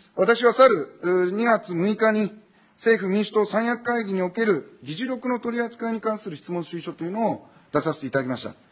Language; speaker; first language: Japanese; native; Japanese